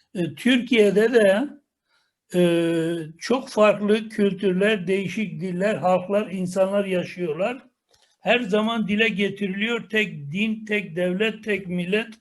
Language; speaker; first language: Turkish; non-native, local second language; Kurdish